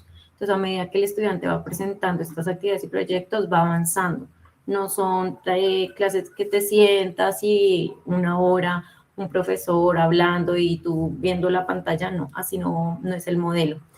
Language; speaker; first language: Spanish; native; Spanish